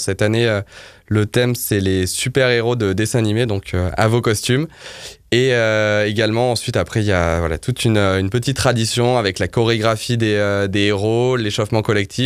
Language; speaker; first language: French; native; French